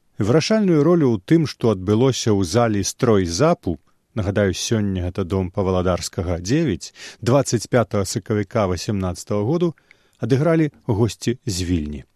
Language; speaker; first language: Belarusian; native; Belarusian